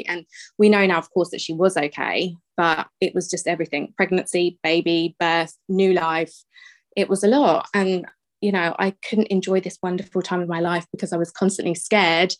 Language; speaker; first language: English; native; English